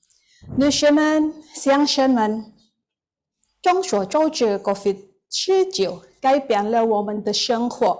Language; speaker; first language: Chinese; non-native, learner; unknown